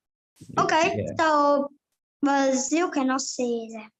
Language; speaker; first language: English; non-native, learner; Vietnamese